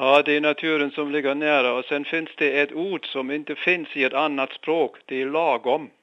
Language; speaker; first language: Swedish; non-native, fluent; German